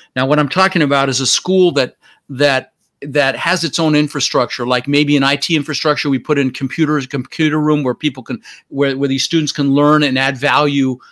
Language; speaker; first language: English; early bilingual, other home language; Dutch